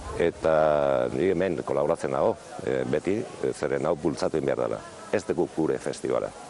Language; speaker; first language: Basque; non-native, local second language; Spanish